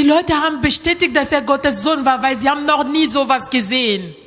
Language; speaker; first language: German; non-native, learner; French